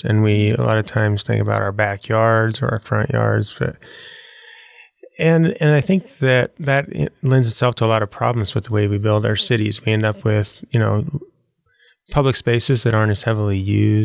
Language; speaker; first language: English; native; English